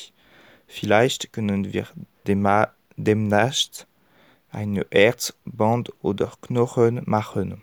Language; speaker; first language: German; non-native, learner; French